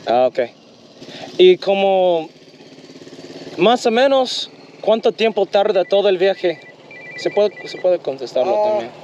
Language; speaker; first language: Spanish; non-native, learner; English